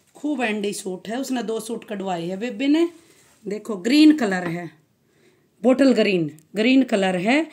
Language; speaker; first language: Hindi; native; Hindi